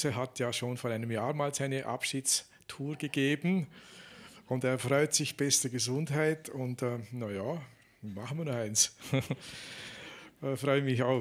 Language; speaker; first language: German; native; German